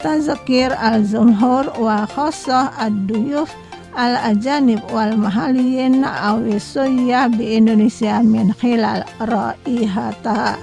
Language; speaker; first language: Arabic; non-native, fluent; Indonesian